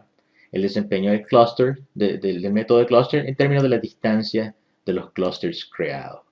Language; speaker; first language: Spanish; native; Spanish